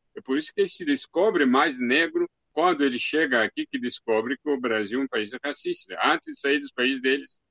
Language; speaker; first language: Portuguese; non-native, fluent; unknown